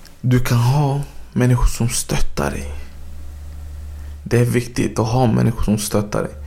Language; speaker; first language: Swedish; early bilingual, other home language; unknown